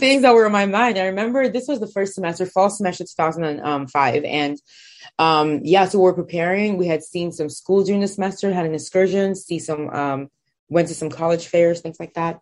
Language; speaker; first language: English; non-native, local second language; Igbo